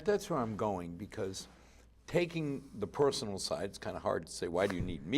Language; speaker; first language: English; native; English